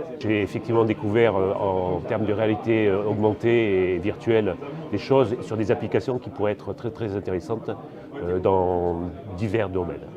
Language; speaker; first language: French; native; French